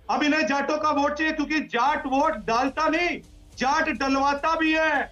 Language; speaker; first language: Hindi; native; Hindi